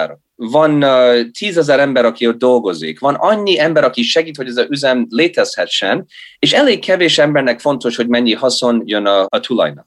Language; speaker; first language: Hungarian; early bilingual, heritage; Hungarian